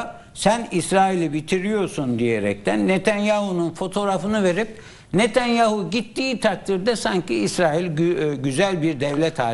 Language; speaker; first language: Turkish; native; Turkish